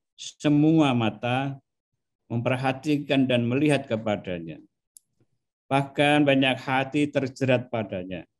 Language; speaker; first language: Indonesian; non-native, local second language; Javanese